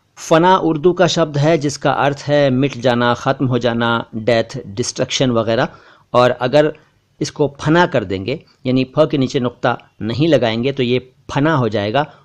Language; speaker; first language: Hindi; native; Hindi